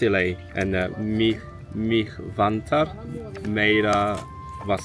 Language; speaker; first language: Swedish; non-native, learner; Cantonese